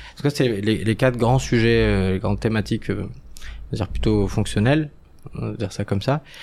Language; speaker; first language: French; non-native, local second language; Arabic